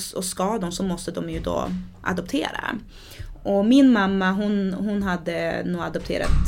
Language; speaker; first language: Swedish; native; Swedish